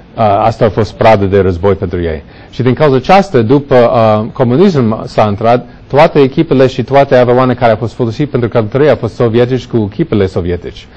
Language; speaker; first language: Romanian; non-native, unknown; English